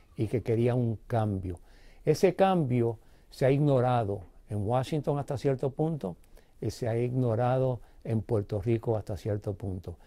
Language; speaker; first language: Spanish; early bilingual, heritage; Spanish